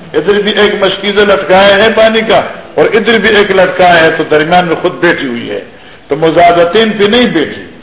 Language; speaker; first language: Urdu; non-native, local second language; Northern Hindko